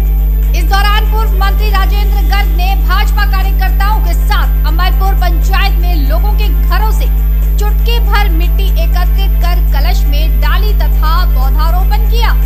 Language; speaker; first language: Hindi; native; Hindi